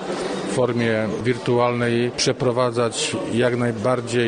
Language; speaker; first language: Polish; native; Polish